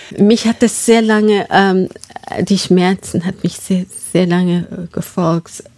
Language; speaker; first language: German; non-native, fluent; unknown